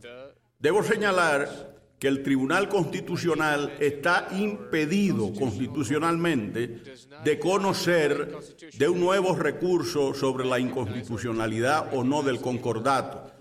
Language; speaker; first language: Spanish; native; Spanish